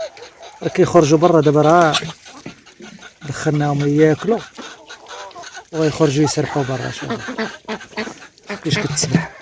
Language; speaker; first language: Arabic; native; Arabic